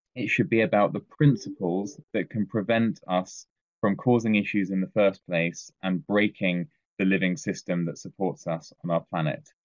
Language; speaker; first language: English; native; English